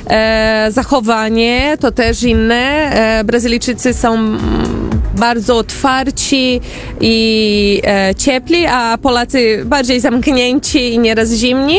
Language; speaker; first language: Polish; early bilingual, heritage; Portuguese